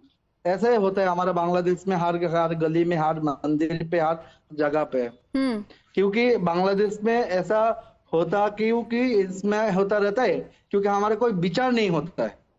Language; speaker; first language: Hindi; non-native, learner; Bangla